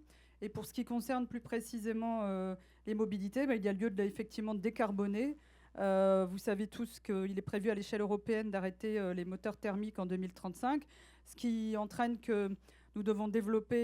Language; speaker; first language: French; native; French